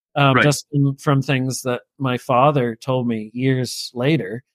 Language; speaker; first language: English; native; English